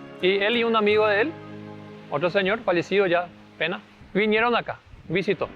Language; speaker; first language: Spanish; early bilingual, other home language; German